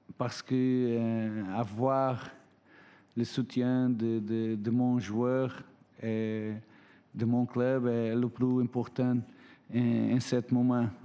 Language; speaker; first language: French; non-native, fluent; Portuguese